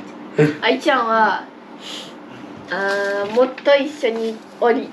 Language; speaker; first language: Japanese; early bilingual, other home language; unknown